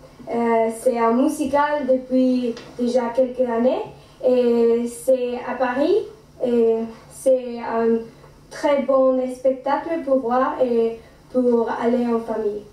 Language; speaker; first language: French; non-native, learner; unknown